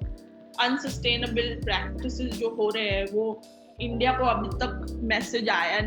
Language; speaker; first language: Hindi; non-native, local second language; Marathi